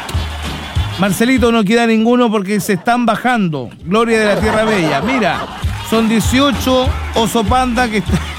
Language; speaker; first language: Spanish; native; Spanish